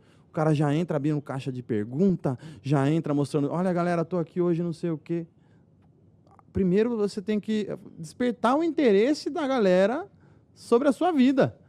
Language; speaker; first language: Portuguese; native; Portuguese